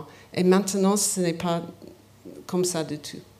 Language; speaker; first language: French; non-native, learner; English